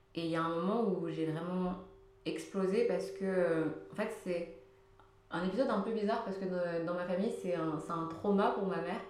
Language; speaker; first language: French; early bilingual, other home language; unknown